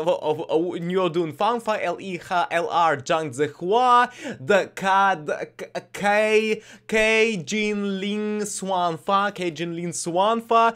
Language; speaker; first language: Chinese; non-native, learner; Russian